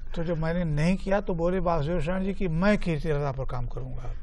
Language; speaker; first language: Hindi; native; Hindi